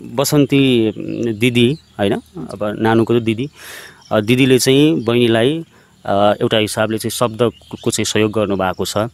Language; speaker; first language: Nepali; native; Nepali